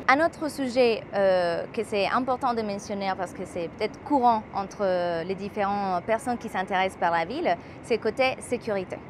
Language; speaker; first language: French; non-native, fluent; Spanish